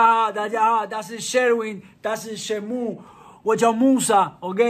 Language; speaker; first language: Chinese; non-native, learner; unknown